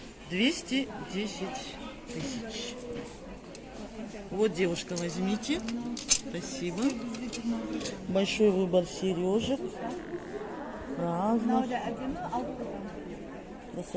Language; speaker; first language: Russian; native; Russian